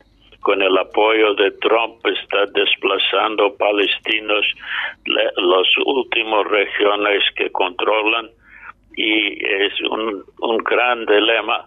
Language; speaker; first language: Spanish; non-native, fluent; English